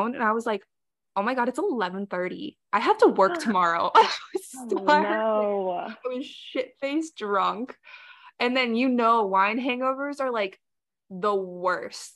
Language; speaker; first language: English; native; English